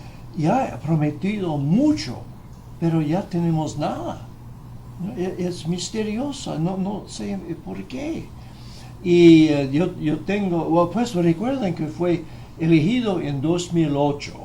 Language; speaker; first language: Spanish; non-native, fluent; English